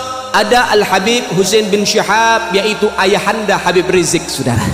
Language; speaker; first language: Indonesian; native; Indonesian